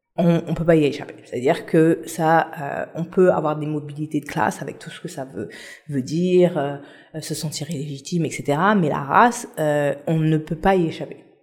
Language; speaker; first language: French; non-native, local second language; Haitian Creole